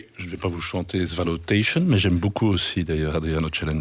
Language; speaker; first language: French; native; French